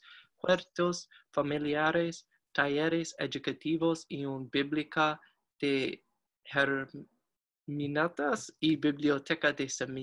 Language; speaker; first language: Spanish; non-native, learner; English